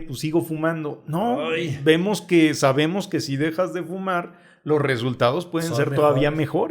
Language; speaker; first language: Spanish; native; Spanish